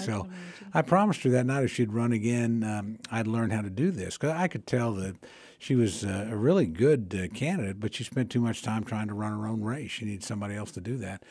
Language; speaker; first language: English; native; English